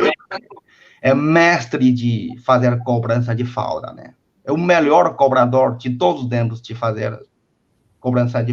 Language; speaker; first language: Portuguese; non-native, fluent; Chinese